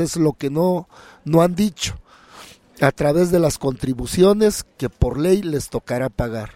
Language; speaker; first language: Spanish; native; Spanish